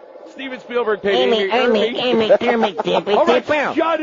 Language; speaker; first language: English; native; English